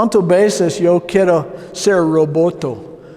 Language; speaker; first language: Spanish; non-native, learner; English